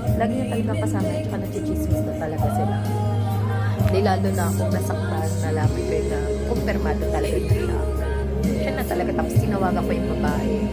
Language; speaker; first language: Filipino; native; Filipino